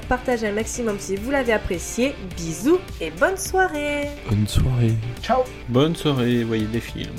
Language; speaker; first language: French; native; French